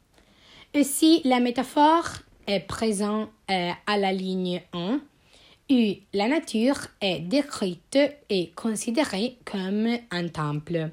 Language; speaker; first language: French; non-native, learner; Italian